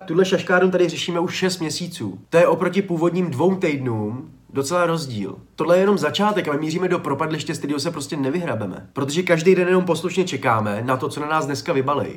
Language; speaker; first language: Czech; native; Czech